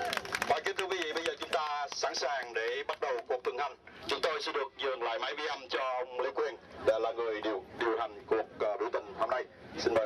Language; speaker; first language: Vietnamese; native; Vietnamese